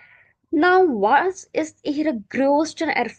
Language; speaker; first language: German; non-native, learner; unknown